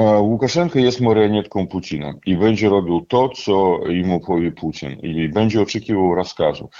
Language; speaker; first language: Polish; non-native, fluent; Russian